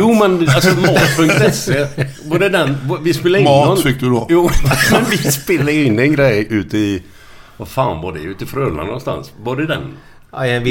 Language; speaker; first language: Swedish; native; Swedish